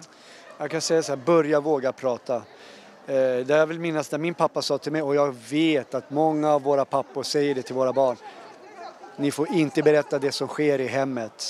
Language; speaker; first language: Swedish; early bilingual, other home language; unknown